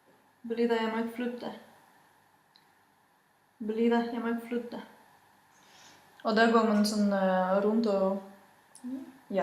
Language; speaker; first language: Danish; non-native, fluent; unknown